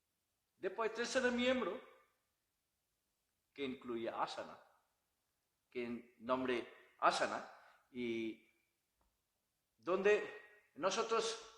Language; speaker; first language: Spanish; non-native, learner; Bangla